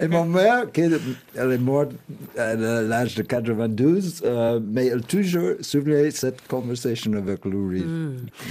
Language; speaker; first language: French; non-native, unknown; English